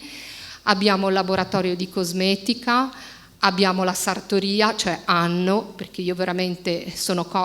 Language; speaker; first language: Italian; native; Italian